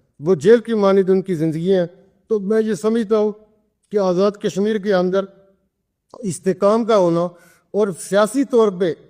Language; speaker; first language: Urdu; non-native, local second language; Pahari-Potwari